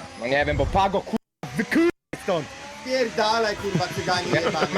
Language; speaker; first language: Polish; native; Polish